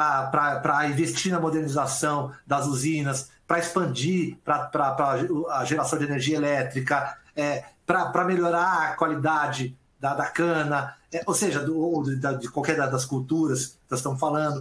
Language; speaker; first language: Portuguese; native; Portuguese